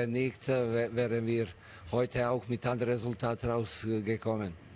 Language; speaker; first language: German; non-native, fluent; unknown